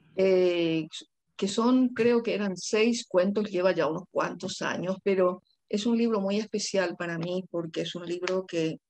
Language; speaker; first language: Spanish; non-native, local second language; Guarani